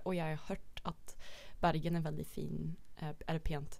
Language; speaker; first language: Norwegian; non-native, fluent; Dutch